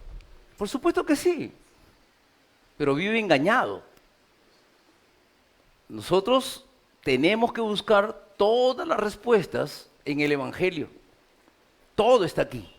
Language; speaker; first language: Spanish; native; Spanish